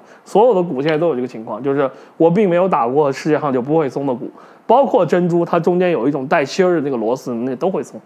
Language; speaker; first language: Chinese; native; Chinese